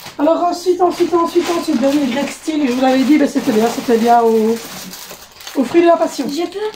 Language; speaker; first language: French; native; French